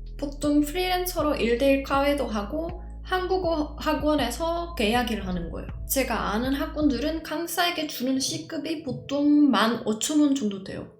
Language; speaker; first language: Korean; non-native, fluent; Czech